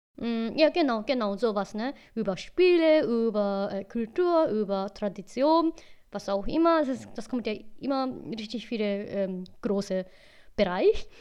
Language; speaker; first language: German; non-native, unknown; Japanese